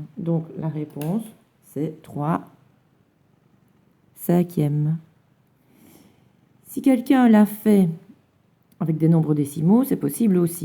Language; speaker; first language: French; native; French